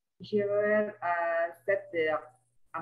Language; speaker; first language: French; non-native, learner; Indonesian